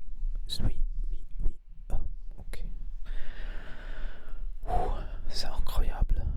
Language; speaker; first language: French; non-native, learner; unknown